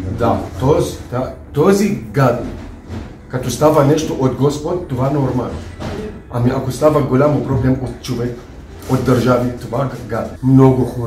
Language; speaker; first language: Bulgarian; non-native, learner; Arabic